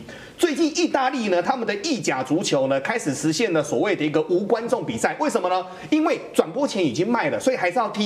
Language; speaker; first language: Chinese; native; Chinese